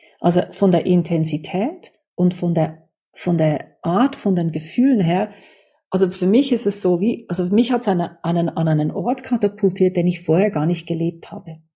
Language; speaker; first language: German; native; German